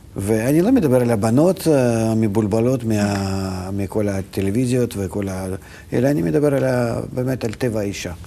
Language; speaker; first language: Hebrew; non-native, fluent; Russian